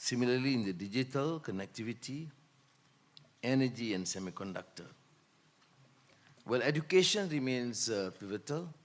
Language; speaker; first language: English; non-native, local second language; Malay